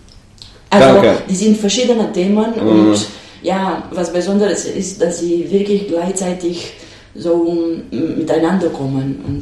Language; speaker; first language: German; non-native, fluent; Romanian